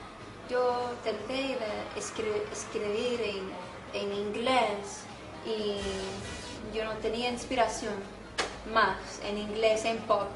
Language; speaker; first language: Spanish; non-native, fluent; Portuguese